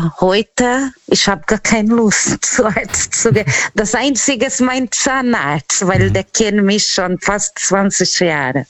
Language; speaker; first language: German; non-native, learner; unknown